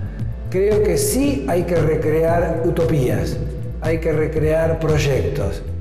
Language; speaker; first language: Spanish; native; Spanish